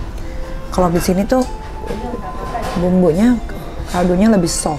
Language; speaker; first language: Indonesian; native; Indonesian